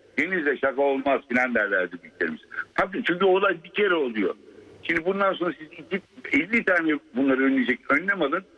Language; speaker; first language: Turkish; native; Turkish